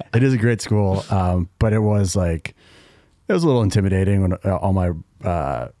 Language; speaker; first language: English; native; English